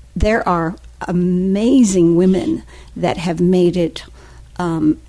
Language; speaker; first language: English; native; English